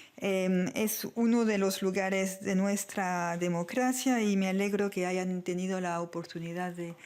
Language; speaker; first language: Spanish; non-native, fluent; French